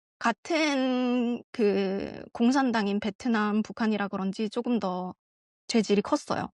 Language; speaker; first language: Korean; early bilingual, heritage; Korean